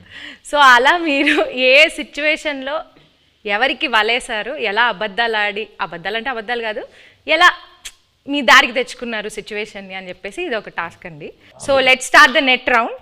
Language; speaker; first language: Telugu; native; Telugu